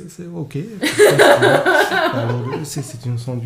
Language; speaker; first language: French; non-native, fluent; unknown